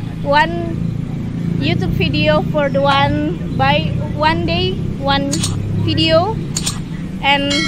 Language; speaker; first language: English; non-native, learner; Indonesian